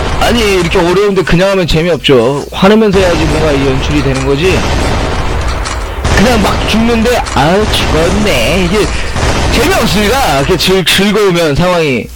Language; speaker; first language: Korean; native; Korean